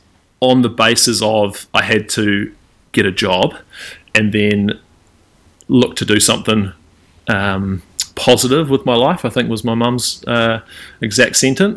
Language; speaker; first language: English; native; English